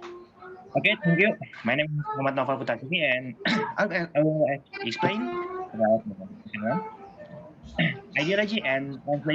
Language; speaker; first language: English; non-native, fluent; Indonesian